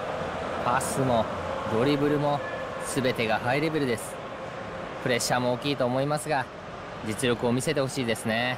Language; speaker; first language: Japanese; native; Japanese